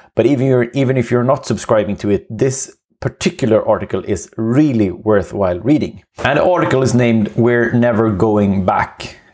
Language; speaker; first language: English; non-native, fluent; Swedish